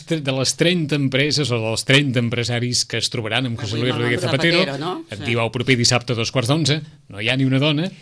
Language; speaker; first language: Catalan; native; Catalan